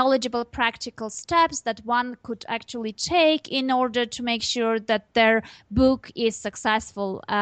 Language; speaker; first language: English; non-native, fluent; Armenian